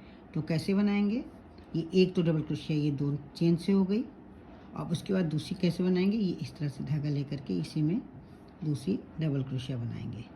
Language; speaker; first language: Hindi; native; Hindi